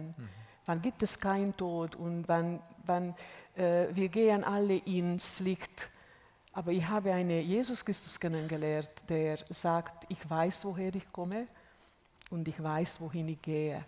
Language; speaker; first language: German; non-native, fluent; Hungarian